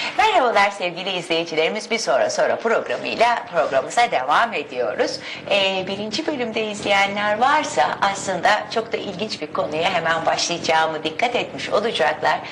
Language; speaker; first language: Turkish; native; Turkish